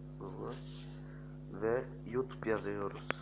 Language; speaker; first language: Turkish; early bilingual, heritage; Turkish